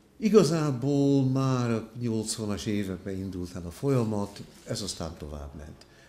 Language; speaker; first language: Hungarian; early bilingual, heritage; Hungarian